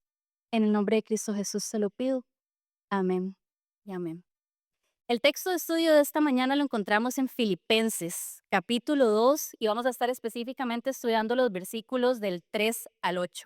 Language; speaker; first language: Spanish; native; Spanish